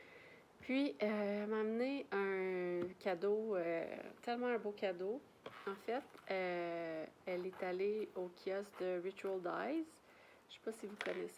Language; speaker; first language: French; native; French